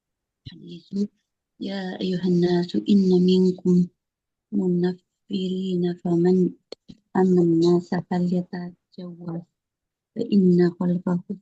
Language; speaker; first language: Arabic; non-native, learner; Indonesian